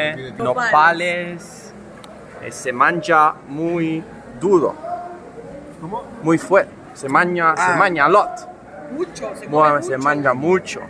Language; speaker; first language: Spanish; non-native, learner; Italian